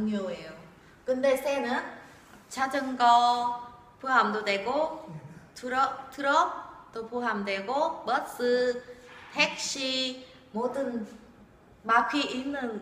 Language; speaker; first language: Korean; non-native, fluent; Vietnamese